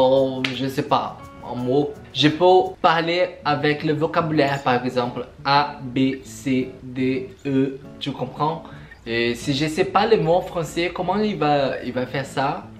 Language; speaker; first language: French; non-native, learner; Portuguese